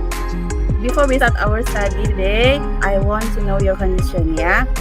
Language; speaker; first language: English; non-native, fluent; Indonesian